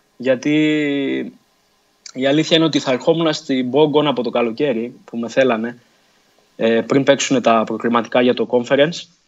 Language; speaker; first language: Greek; early bilingual, other home language; Portuguese